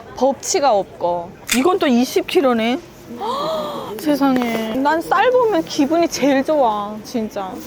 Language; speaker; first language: Korean; native; Korean